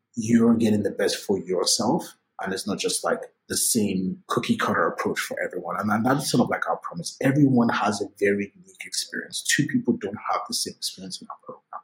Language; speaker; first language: English; non-native, local second language; Yoruba